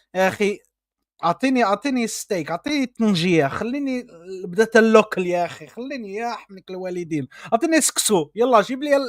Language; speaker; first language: Arabic; early bilingual, other home language; English